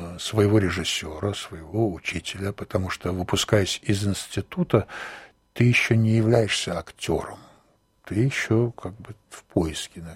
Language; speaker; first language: Russian; native; Russian